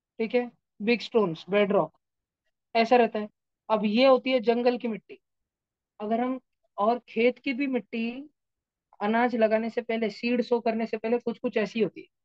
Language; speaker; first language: Hindi; non-native, local second language; Marathi